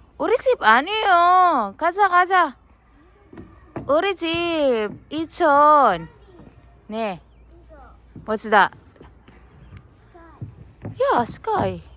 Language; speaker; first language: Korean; non-native, learner; Filipino